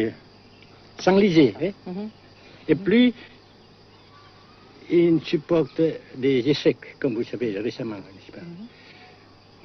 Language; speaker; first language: French; non-native, local second language; Vietnamese